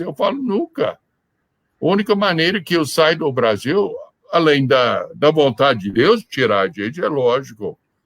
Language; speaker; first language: Portuguese; non-native, fluent; English